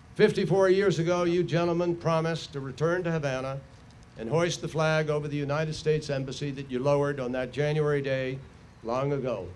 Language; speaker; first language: English; native; English